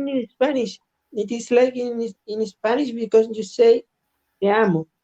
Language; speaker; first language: English; non-native, learner; Spanish